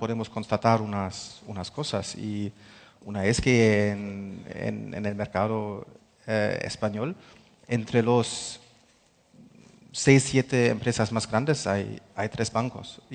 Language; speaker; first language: Spanish; non-native, fluent; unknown